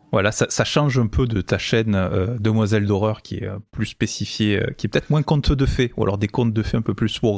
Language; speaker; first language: French; native; French